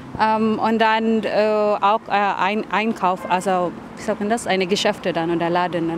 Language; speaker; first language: German; non-native, learner; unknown